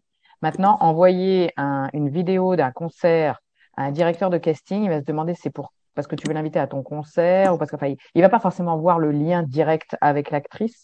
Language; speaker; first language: French; native; French